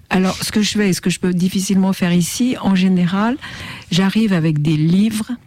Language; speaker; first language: French; native; French